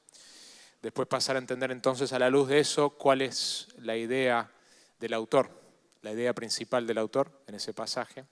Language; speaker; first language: Spanish; native; Spanish